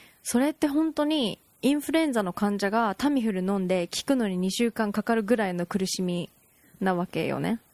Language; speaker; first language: Japanese; native; Japanese